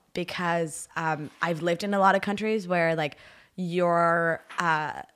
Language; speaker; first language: English; non-native, fluent; French